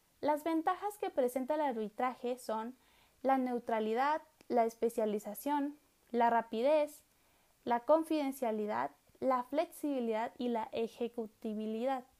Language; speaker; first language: Spanish; native; Spanish